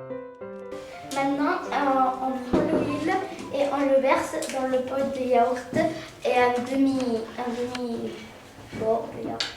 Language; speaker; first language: French; non-native, learner; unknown